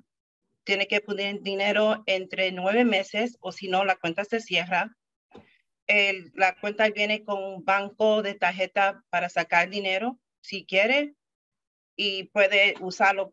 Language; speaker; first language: Spanish; early bilingual, heritage; Spanish